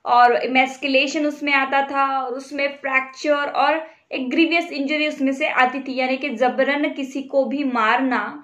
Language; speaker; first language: Hindi; non-native, local second language; Marathi